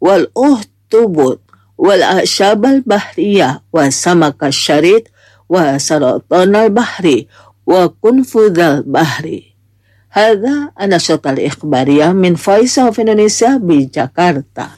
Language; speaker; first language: Arabic; non-native, fluent; Indonesian